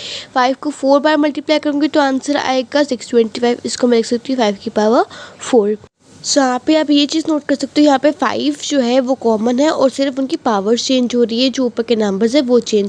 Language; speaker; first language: Hindi; native; Hindi